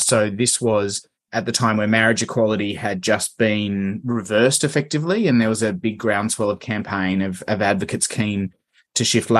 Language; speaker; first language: English; native; English